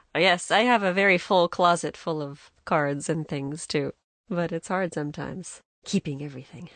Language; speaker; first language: English; native; English